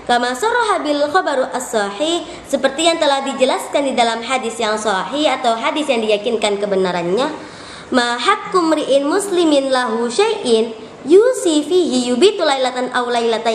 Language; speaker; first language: Indonesian; native; Indonesian